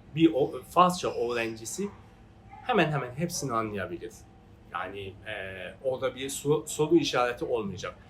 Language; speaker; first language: Turkish; non-native, fluent; Persian